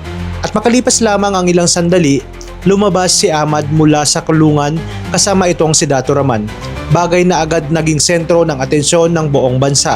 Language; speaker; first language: Filipino; native; Filipino